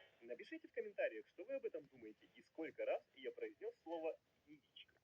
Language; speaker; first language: Russian; native; Russian